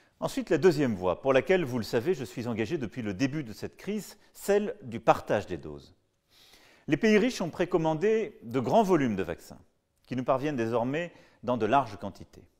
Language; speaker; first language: French; native; French